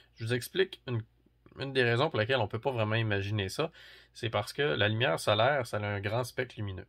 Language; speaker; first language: French; native; French